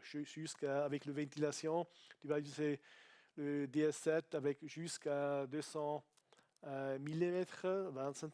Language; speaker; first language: French; non-native, learner; Italian